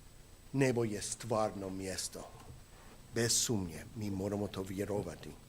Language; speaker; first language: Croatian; non-native, fluent; English